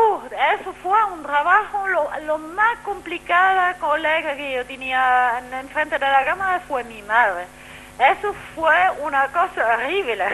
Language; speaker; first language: Spanish; non-native, fluent; German